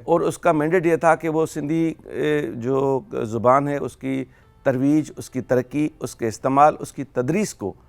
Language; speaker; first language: Urdu; non-native, local second language; Sindhi